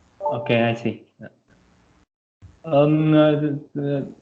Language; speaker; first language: English; non-native, learner; Vietnamese